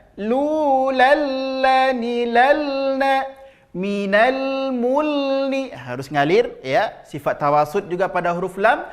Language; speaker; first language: Malay; native; Malay